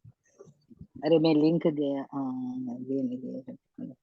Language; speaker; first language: Hindi; non-native, local second language; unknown